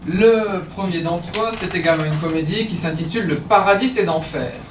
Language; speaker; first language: French; native; French